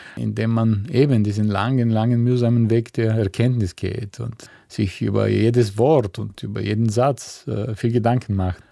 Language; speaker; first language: German; non-native, fluent; Bulgarian